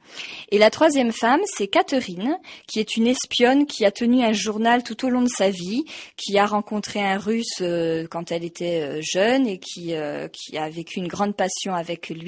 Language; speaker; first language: French; native; French